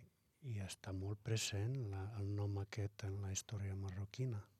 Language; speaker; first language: Catalan; non-native, fluent; Arabic